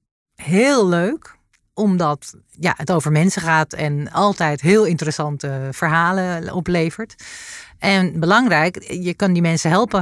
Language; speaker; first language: Dutch; native; Dutch